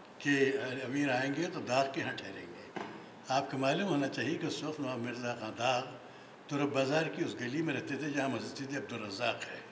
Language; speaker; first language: Urdu; native; Urdu